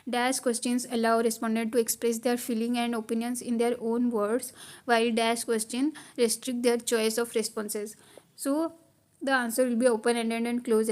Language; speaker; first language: English; non-native, local second language; Hindi